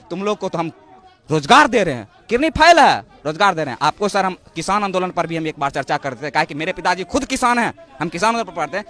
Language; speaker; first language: Hindi; native; Hindi